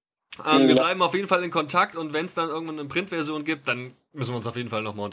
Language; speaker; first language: German; native; German